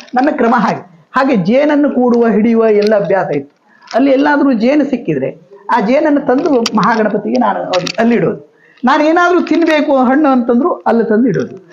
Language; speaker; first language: Kannada; native; Kannada